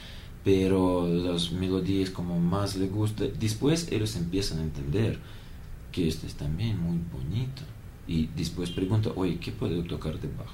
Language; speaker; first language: Spanish; non-native, learner; Russian